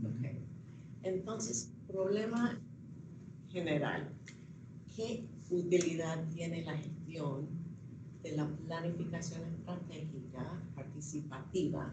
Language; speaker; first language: Spanish; non-native, fluent; English